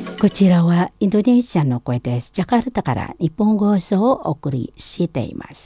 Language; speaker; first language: Japanese; non-native, learner; Indonesian